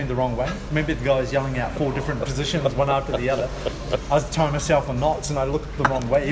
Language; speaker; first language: English; native; English